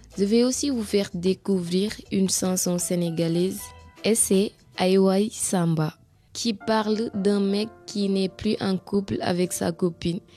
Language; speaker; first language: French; non-native, local second language; Wolof